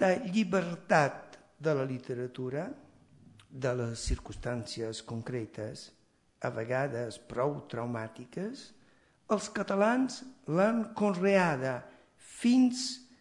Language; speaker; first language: Catalan; non-native, fluent; Italian